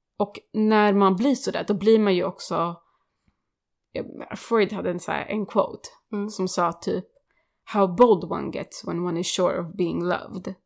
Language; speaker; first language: Swedish; early bilingual, other home language; Kurdish